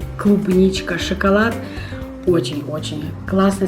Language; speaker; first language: Russian; native; Russian